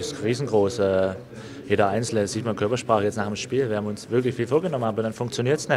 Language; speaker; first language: German; native; German